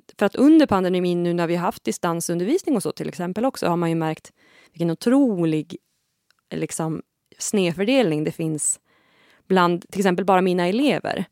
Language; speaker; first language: Swedish; native; Swedish